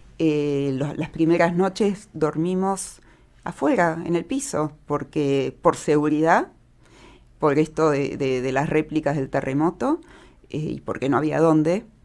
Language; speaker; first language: Spanish; early bilingual, other home language; Hebrew